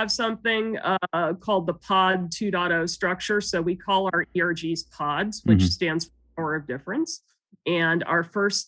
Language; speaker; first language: English; native; English